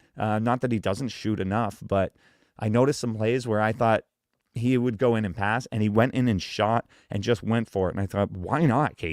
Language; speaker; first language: English; native; English